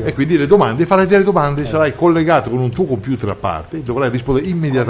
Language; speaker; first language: Italian; native; Italian